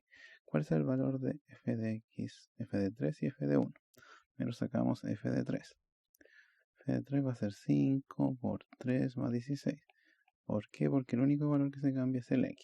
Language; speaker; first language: Spanish; native; Spanish